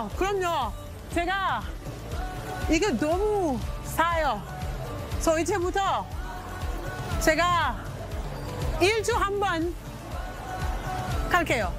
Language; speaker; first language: Korean; non-native, learner; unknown